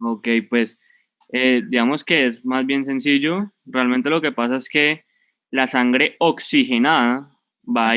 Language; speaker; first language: Spanish; native; Spanish